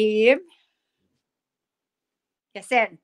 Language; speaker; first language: Turkish; non-native, learner; English